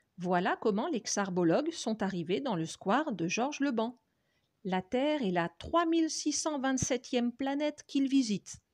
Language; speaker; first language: French; native; French